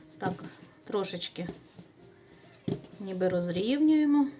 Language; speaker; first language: Ukrainian; native; Ukrainian